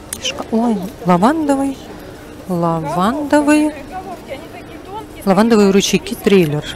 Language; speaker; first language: Russian; native; Russian